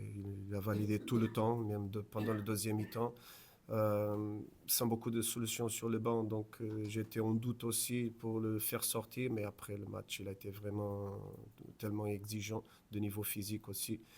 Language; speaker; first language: French; non-native, fluent; Portuguese